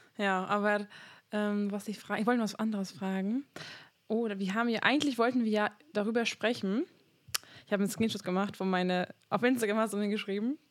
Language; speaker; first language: German; non-native, fluent; Hungarian